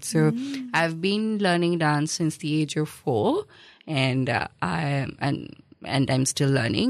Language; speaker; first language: English; non-native, local second language; Malayalam